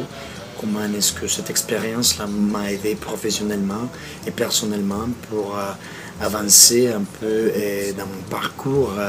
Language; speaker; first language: French; non-native, fluent; Spanish